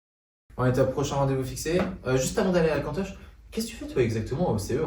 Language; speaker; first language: French; native; French